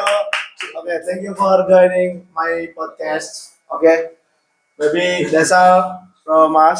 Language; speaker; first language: English; non-native, learner; Indonesian